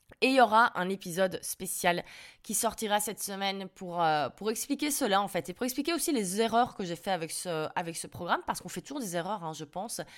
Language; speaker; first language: French; native; French